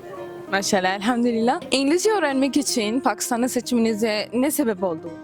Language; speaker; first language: Turkish; non-native, learner; Urdu